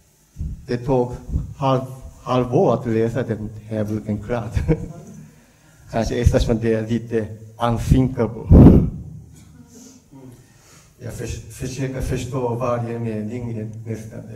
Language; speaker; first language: Swedish; non-native, learner; Japanese